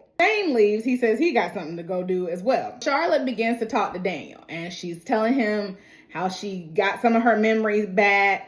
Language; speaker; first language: English; native; English